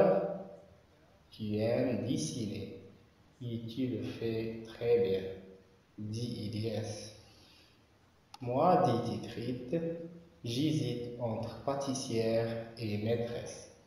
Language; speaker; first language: French; non-native, local second language; Arabic